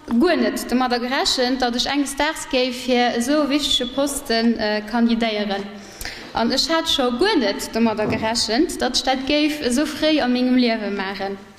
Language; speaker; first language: Luxembourgish; early bilingual, other home language; Portuguese